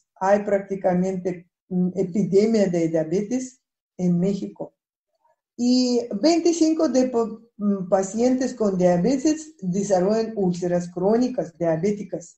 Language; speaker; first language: Spanish; non-native, fluent; Russian